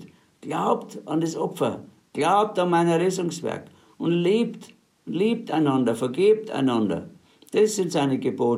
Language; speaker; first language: German; native; German